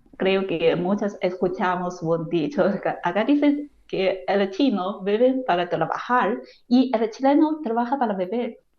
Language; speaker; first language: Spanish; non-native, fluent; Chinese